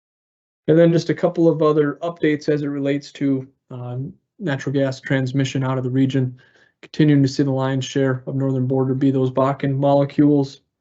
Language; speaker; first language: English; native; English